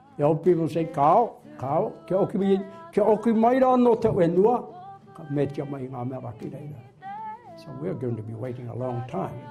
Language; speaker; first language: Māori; native; Māori